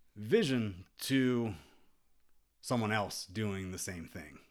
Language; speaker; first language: English; native; English